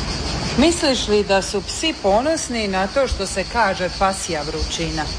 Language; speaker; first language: Serbian; native; Serbian